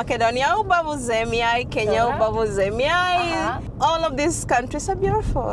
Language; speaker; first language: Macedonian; non-native, learner; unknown